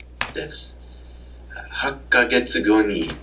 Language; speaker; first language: Japanese; non-native, learner; English